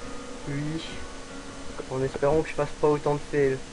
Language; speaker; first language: French; native; French